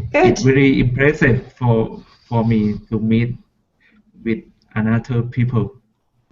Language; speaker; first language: English; non-native, learner; Thai